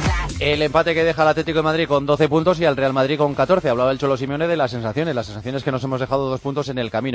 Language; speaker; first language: Spanish; native; Spanish